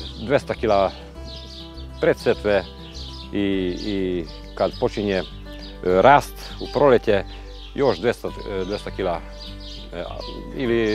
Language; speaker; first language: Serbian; non-native, local second language; Hungarian